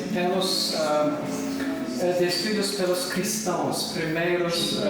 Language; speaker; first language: Portuguese; non-native, learner; Turkish